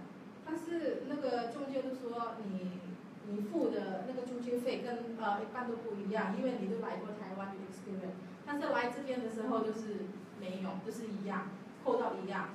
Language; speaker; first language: Chinese; non-native, learner; Javanese